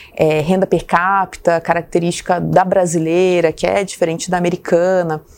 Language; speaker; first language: Portuguese; native; Portuguese